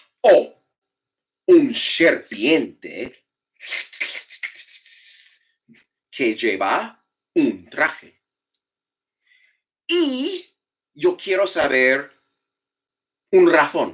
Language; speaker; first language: Spanish; non-native, fluent; English